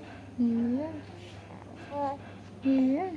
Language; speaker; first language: Indonesian; native; Indonesian